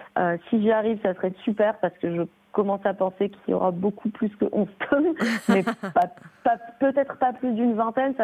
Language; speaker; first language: French; native; French